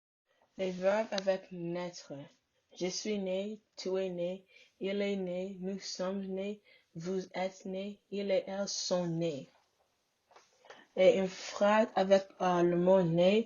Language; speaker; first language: French; non-native, learner; English